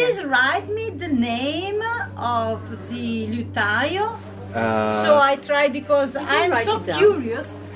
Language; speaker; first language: English; non-native, learner; Italian